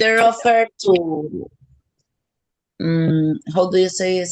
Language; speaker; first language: English; non-native, learner; Spanish